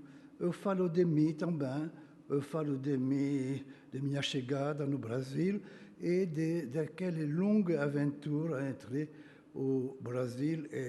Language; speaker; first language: Portuguese; non-native, fluent; French